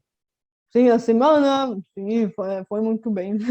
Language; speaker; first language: Portuguese; non-native, fluent; Bulgarian